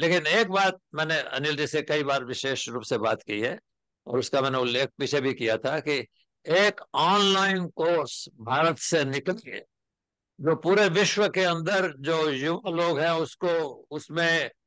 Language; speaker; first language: Hindi; native; Hindi